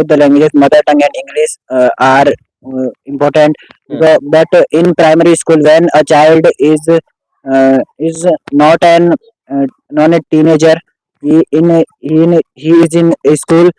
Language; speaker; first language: English; non-native, learner; Hindi